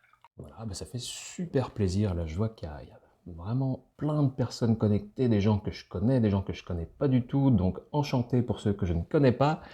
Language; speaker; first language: French; native; French